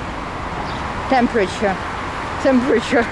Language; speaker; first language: English; non-native, learner; Russian